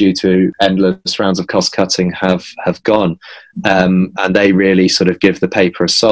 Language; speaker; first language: English; native; English